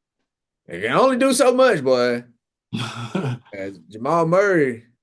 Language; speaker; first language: English; native; English